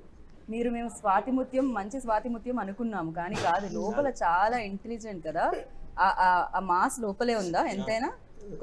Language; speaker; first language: Telugu; native; Telugu